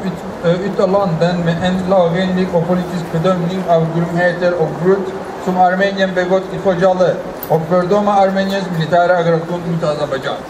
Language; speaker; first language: Swedish; non-native, fluent; Azerbaijani